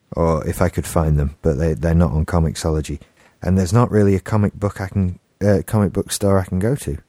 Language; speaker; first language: English; native; English